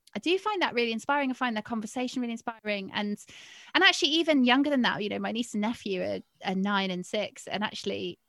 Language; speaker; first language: English; native; English